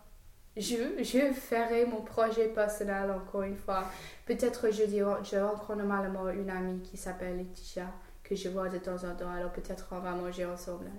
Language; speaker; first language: French; non-native, fluent; English